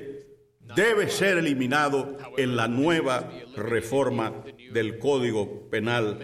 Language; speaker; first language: Spanish; native; Spanish